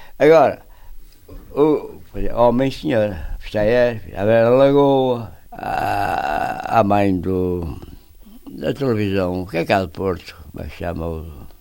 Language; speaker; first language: Portuguese; native; Portuguese